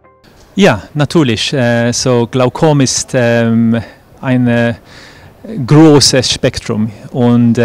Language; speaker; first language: German; non-native, fluent; English